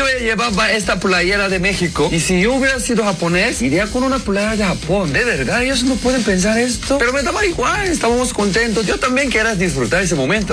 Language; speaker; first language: Spanish; non-native, fluent; Korean